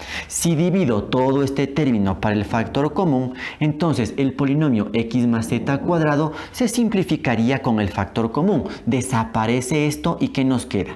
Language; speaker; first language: Spanish; native; Spanish